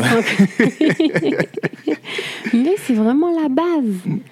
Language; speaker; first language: French; native; French